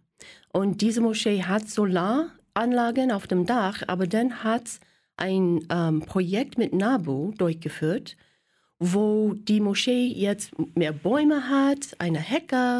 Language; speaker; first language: German; non-native, fluent; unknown